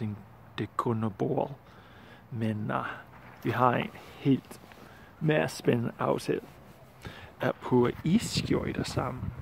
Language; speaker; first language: Danish; non-native, learner; English